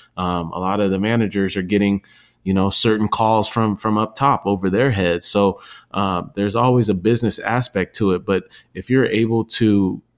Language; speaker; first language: English; native; English